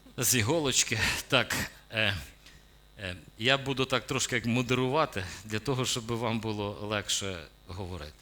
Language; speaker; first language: Ukrainian; native; Ukrainian